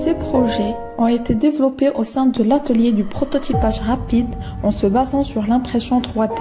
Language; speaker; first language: French; non-native, local second language; Arabic